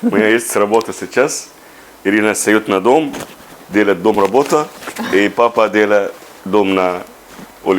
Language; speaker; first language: Russian; non-native, learner; Arabic